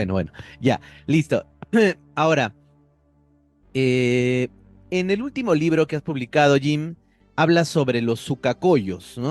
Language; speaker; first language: Spanish; native; Spanish